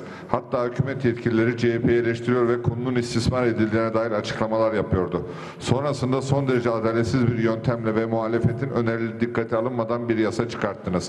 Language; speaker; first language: Turkish; native; Turkish